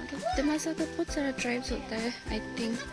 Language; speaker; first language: Hindi; non-native, local second language; Assamese